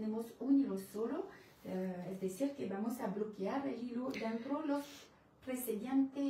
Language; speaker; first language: Spanish; non-native, learner; French